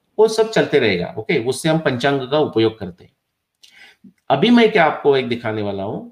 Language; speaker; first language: Hindi; non-native, local second language; Marathi